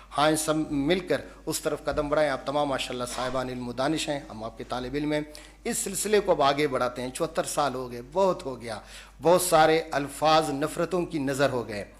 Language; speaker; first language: Urdu; non-native, local second language; Baluchi